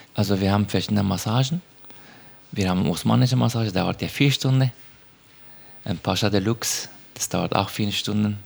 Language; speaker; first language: German; non-native, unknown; Turkish